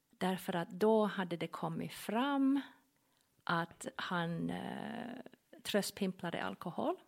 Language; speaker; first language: Swedish; non-native, fluent; English